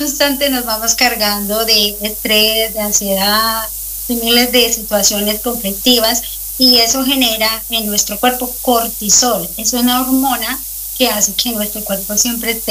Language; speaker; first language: Spanish; native; Spanish